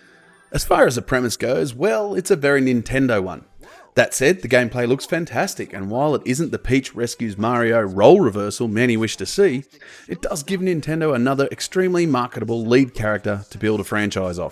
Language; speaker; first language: English; native; English